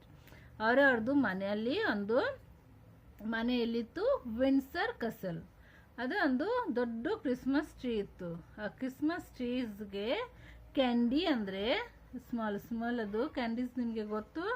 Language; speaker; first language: Kannada; non-native, local second language; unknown